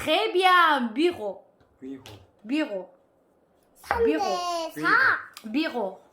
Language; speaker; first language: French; non-native, learner; Korean